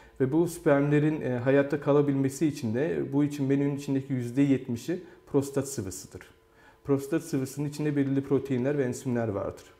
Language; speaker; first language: Turkish; early bilingual, heritage; Turkish